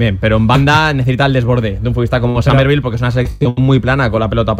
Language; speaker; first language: Spanish; native; Spanish